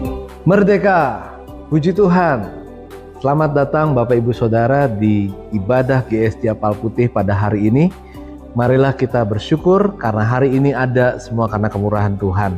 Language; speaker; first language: Indonesian; native; Indonesian